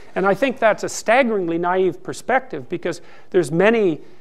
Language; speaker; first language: English; native; English